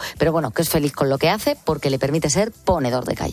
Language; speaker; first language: Spanish; native; Spanish